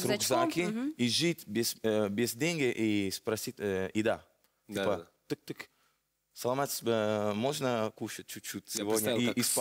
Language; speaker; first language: Russian; non-native, learner; Italian